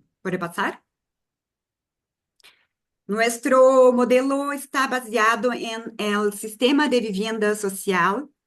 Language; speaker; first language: Spanish; non-native, fluent; Portuguese